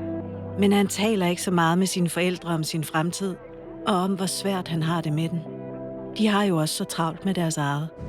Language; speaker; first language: Danish; native; Danish